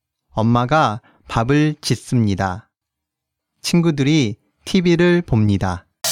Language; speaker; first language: Korean; early bilingual, heritage; Korean